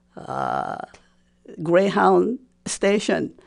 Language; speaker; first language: English; non-native, fluent; Japanese